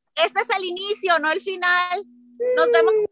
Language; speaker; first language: Spanish; native; Spanish